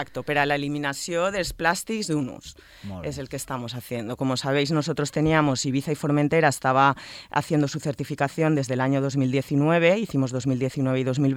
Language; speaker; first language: Spanish; native; Spanish